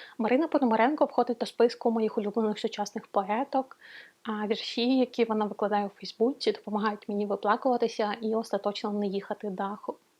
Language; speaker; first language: Ukrainian; non-native, local second language; Russian